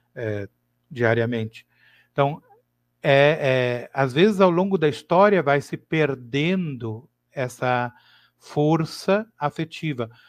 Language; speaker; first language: Portuguese; native; Portuguese